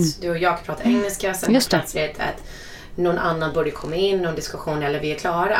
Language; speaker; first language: Swedish; non-native, fluent; English